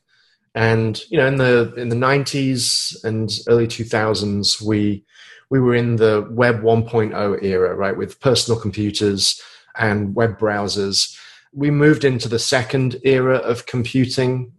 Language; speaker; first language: English; native; English